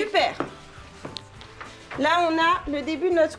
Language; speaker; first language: French; native; French